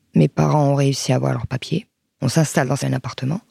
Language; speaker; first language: French; early bilingual, other home language; Arabic